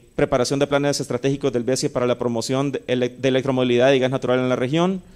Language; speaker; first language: Spanish; native; Spanish